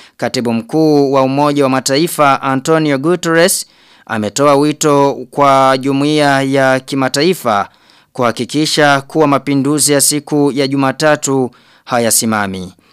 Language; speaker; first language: Swahili; non-native, local second language; Rundi